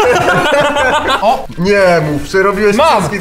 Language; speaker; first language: Polish; native; Polish